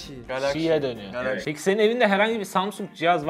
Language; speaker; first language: Turkish; native; Turkish